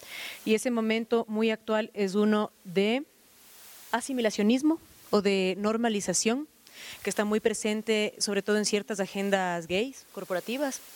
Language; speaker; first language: Spanish; native; Spanish